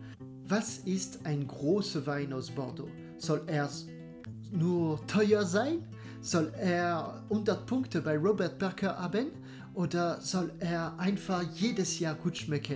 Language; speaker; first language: German; non-native, fluent; French